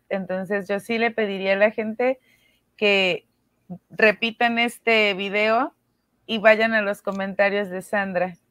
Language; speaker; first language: Spanish; native; Spanish